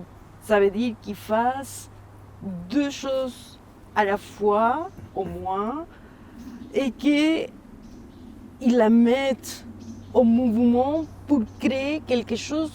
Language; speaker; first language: French; non-native, fluent; Spanish